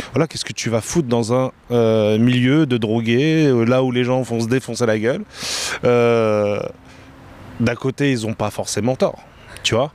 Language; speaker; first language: French; native; French